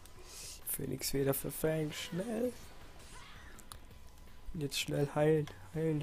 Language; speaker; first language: German; native; German